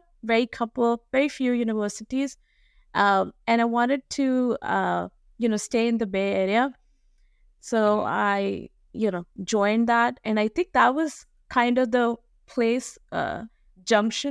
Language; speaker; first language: English; non-native, local second language; Hindi